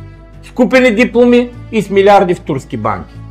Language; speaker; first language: Bulgarian; native; Bulgarian